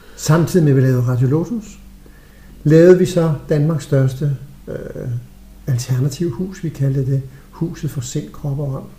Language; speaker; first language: Danish; native; Danish